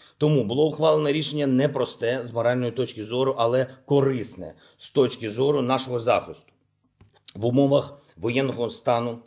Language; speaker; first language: Ukrainian; non-native, local second language; Russian